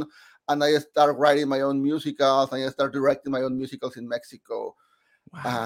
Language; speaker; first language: English; non-native, fluent; Spanish